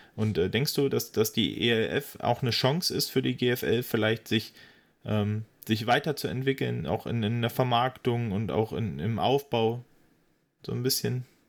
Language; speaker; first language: German; native; German